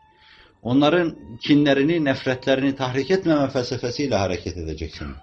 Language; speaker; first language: Turkish; native; Turkish